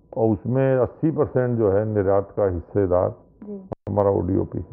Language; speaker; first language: Hindi; native; Hindi